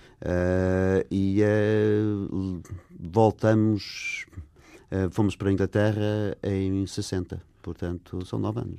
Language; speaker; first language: Portuguese; non-native, fluent; English